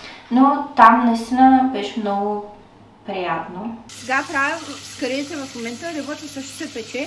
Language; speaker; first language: Bulgarian; native; Bulgarian